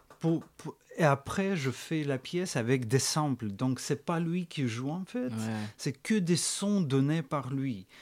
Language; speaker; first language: French; non-native, fluent; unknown